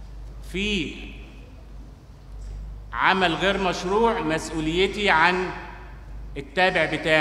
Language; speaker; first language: Arabic; native; Arabic